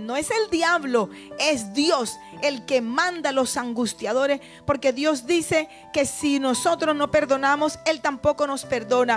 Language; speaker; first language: Spanish; native; Spanish